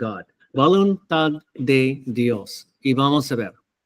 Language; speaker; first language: Spanish; non-native, fluent; English